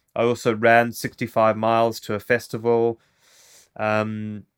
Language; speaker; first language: English; native; English